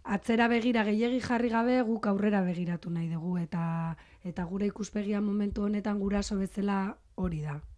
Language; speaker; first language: Basque; native; Basque